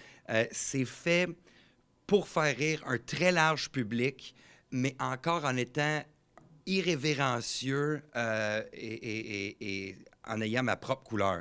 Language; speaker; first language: French; native; French